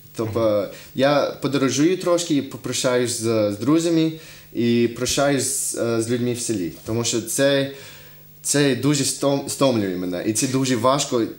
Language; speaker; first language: Ukrainian; non-native, fluent; English